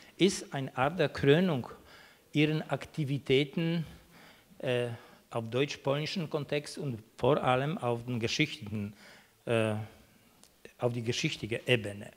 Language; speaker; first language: German; non-native, fluent; Polish